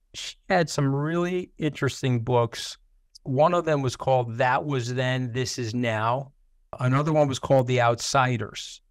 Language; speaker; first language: English; native; English